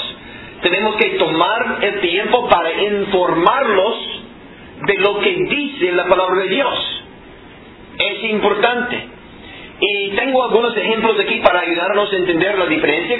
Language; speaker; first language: Spanish; non-native, fluent; English